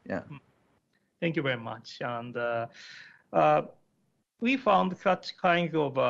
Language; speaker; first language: English; non-native, learner; Japanese